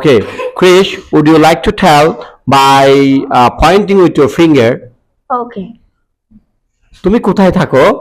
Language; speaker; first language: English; non-native, learner; Bangla